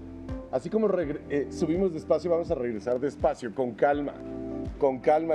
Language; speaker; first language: Spanish; native; Spanish